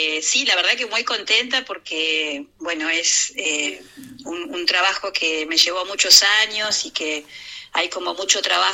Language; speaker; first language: Spanish; native; Spanish